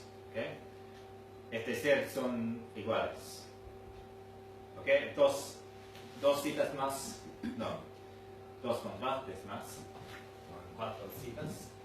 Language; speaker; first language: Spanish; non-native, fluent; English